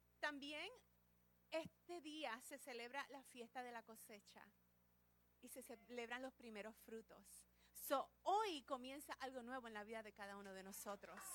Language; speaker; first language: Spanish; early bilingual, heritage; Spanish